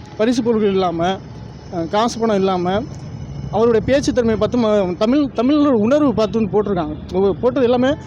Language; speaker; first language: Tamil; native; Tamil